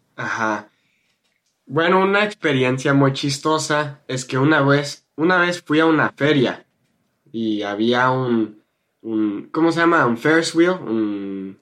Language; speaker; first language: Spanish; non-native, fluent; English